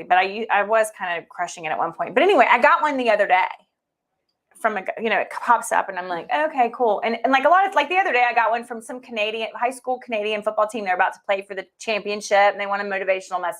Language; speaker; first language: English; native; English